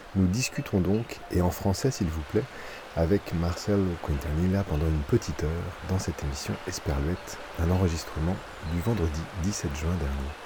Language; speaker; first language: French; native; French